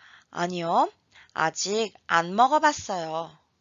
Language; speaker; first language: Korean; native; Korean